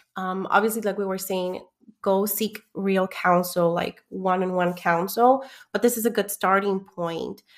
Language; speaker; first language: English; early bilingual, other home language; Spanish